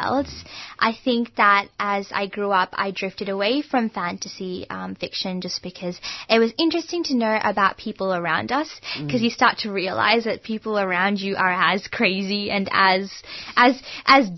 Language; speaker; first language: English; non-native, local second language; Gujarati